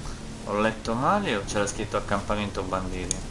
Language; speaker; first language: Italian; native; Italian